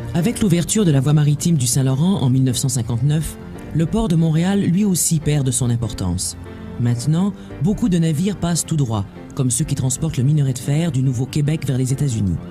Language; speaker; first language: French; native; French